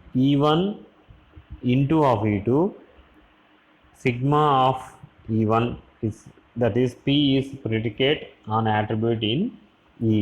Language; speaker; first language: English; non-native, local second language; Telugu